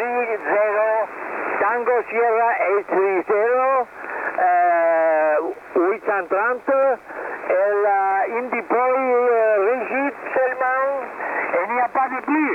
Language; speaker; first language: French; non-native, learner; Spanish